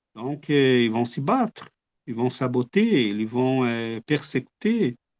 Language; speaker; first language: French; non-native, fluent; Portuguese